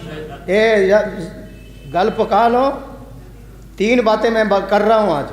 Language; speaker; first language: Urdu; non-native, local second language; Punjabi